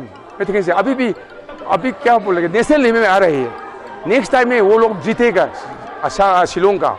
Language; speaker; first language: Hindi; non-native, local second language; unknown